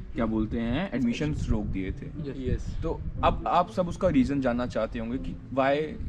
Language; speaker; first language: Hindi; native; Hindi